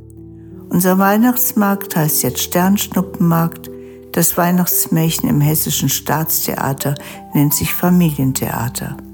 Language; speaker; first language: German; native; German